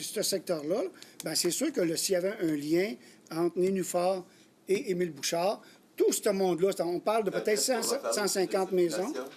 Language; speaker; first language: French; native; French